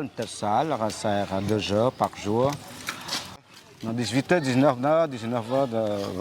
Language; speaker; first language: French; non-native, fluent; Khmer